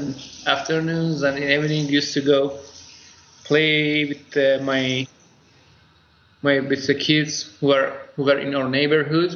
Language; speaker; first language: English; non-native, fluent; Persian